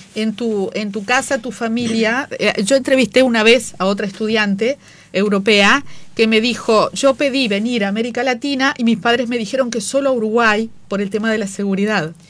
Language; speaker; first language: Spanish; native; Spanish